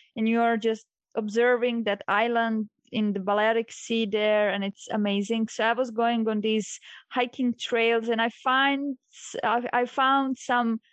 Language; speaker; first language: English; non-native, fluent; Croatian